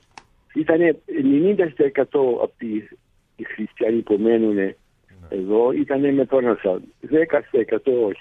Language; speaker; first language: Greek; early bilingual, heritage; Greek